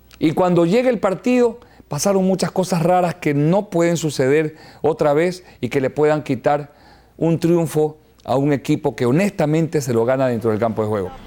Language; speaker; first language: Spanish; native; Spanish